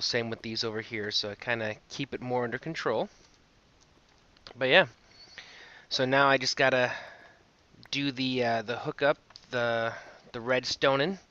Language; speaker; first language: English; native; English